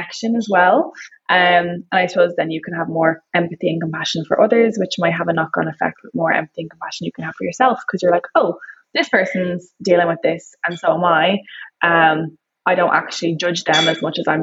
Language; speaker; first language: English; native; English